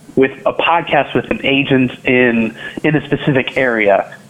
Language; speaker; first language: English; native; English